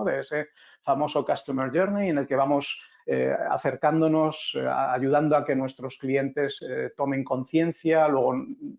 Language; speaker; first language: Spanish; native; Spanish